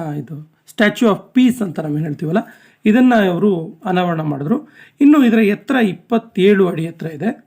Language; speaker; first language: Kannada; native; Kannada